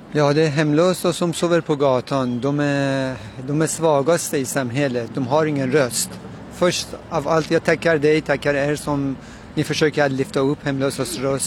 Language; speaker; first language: Swedish; non-native, fluent; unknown